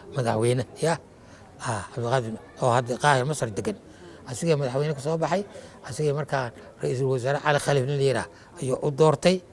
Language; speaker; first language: Somali; non-native, local second language; Maay